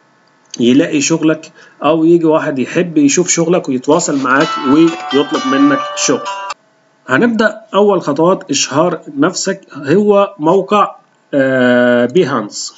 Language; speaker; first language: Arabic; native; Arabic